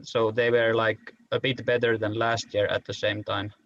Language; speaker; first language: English; non-native, fluent; Finnish